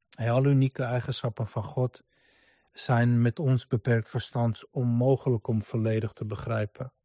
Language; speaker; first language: Dutch; non-native, fluent; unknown